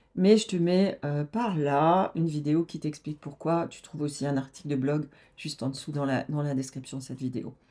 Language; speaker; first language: French; native; French